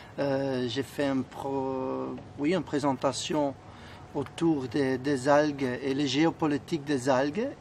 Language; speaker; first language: French; non-native, fluent; Spanish